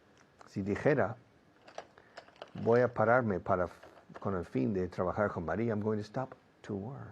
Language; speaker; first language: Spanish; non-native, fluent; English